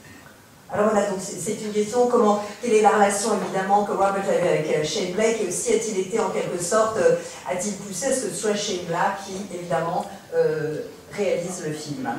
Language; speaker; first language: French; native; French